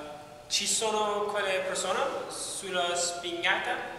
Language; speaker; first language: Italian; non-native, learner; English